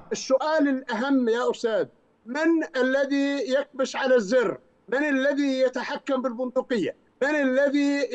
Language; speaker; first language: Arabic; native; Arabic